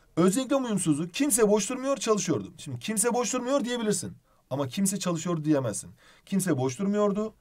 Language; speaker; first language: Turkish; native; Turkish